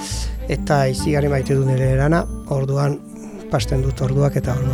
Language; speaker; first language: Basque; non-native, learner; French